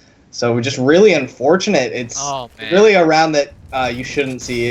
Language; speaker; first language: English; native; English